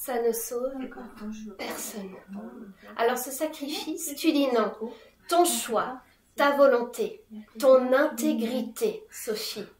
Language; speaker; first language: French; native; French